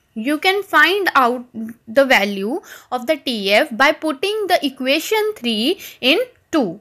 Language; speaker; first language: English; non-native, local second language; Punjabi